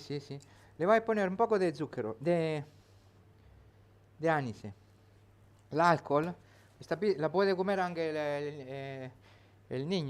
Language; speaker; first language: Spanish; non-native, learner; Italian